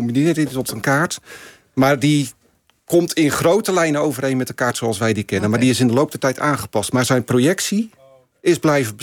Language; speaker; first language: Dutch; native; Dutch